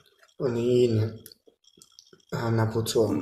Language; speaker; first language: Chinese; non-native, learner; Vietnamese